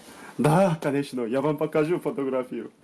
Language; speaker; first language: Russian; non-native, fluent; Korean